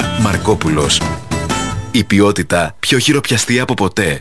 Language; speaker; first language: Greek; native; Greek